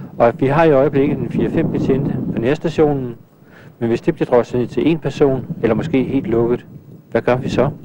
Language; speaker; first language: Danish; native; Danish